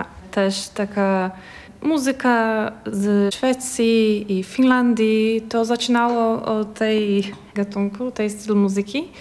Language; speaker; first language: Polish; non-native, learner; Portuguese